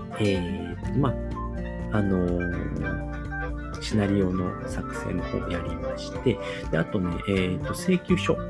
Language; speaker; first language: Japanese; native; Japanese